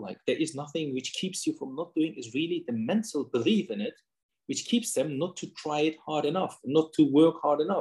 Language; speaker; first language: English; non-native, fluent; German